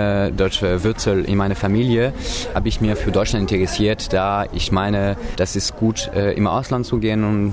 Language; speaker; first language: German; non-native, fluent; French